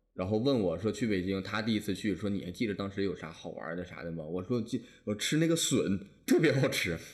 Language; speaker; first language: Chinese; native; Chinese